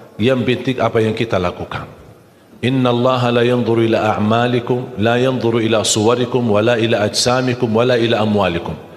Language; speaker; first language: Malay; non-native, fluent; Arabic